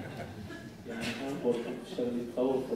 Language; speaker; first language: Arabic; native; Arabic